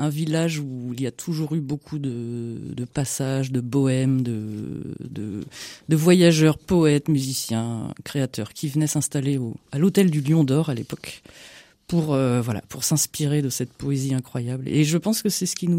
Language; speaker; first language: French; native; French